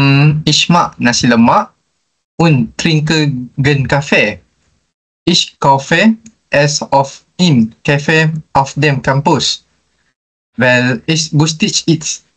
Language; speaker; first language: German; non-native, learner; Malay